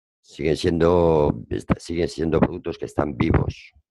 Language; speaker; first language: Spanish; native; Spanish